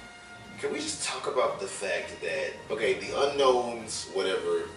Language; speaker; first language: English; native; English